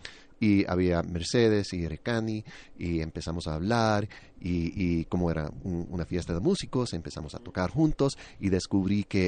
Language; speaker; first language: Spanish; early bilingual, other home language; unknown